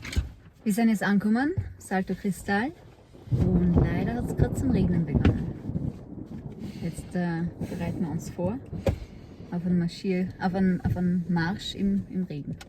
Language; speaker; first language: German; native; German